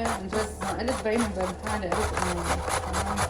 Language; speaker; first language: Arabic; native; Arabic